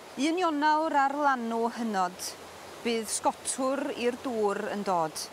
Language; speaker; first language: Welsh; native; Welsh